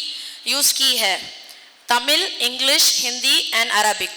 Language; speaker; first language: Hindi; non-native, local second language; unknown